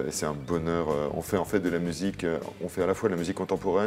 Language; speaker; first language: French; native; French